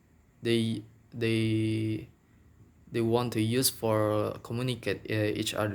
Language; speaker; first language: English; non-native, local second language; Minangkabau